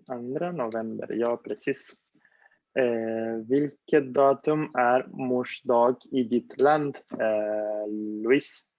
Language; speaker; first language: Swedish; non-native, fluent; Spanish